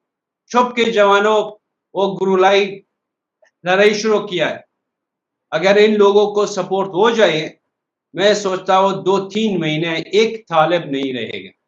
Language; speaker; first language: Hindi; non-native, fluent; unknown